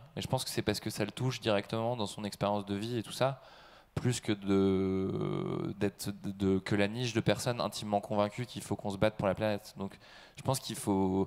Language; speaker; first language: French; native; French